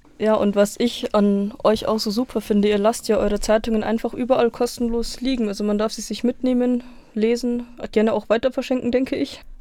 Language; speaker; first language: German; native; German